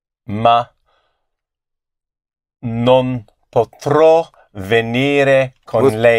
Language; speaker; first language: Italian; non-native, learner; English